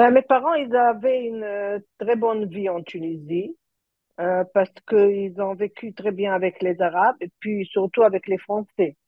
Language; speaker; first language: French; early bilingual, heritage; French